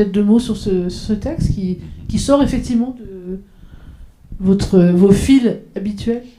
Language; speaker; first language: French; native; French